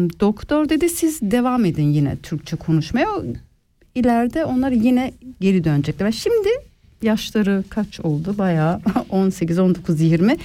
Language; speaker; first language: Turkish; early bilingual, heritage; Turkish